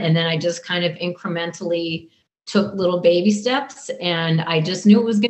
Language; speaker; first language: English; native; English